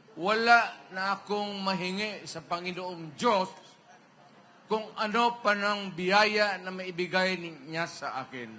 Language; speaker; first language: Filipino; non-native, local second language; Cebuano